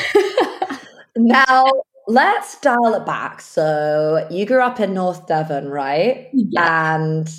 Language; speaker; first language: English; early bilingual, other home language; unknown